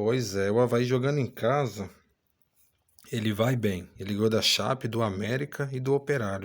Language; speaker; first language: Portuguese; native; Portuguese